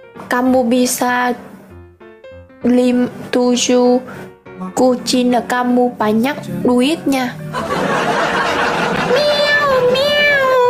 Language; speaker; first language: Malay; non-native, learner; Vietnamese